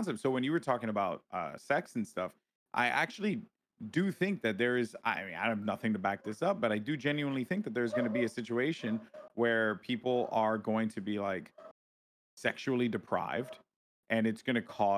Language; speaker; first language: English; native; English